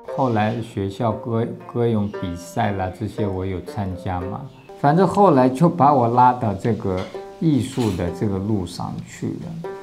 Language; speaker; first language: Chinese; non-native, local second language; Tibetan